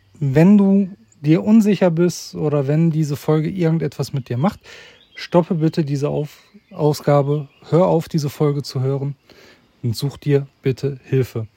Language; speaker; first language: German; native; German